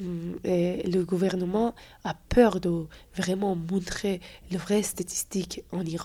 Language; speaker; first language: French; non-native, fluent; Persian